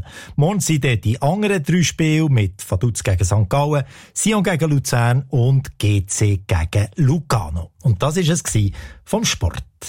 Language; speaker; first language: German; native; German